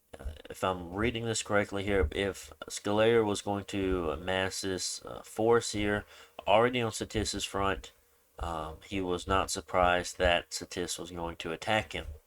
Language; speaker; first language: English; native; English